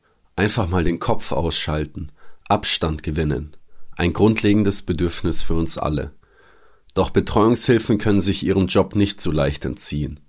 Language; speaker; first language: German; native; German